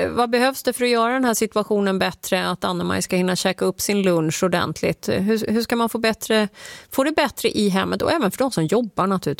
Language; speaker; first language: Swedish; native; Swedish